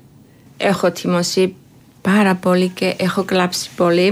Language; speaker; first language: Greek; non-native, learner; Georgian